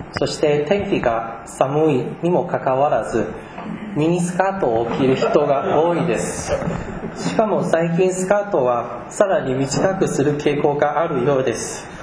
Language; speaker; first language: Japanese; non-native, fluent; Chinese